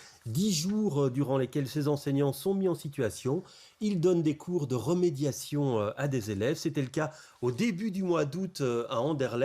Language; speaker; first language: French; native; French